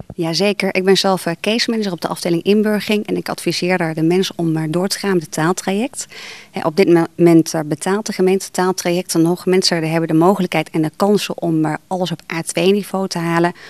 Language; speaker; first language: Dutch; early bilingual, other home language; Turkish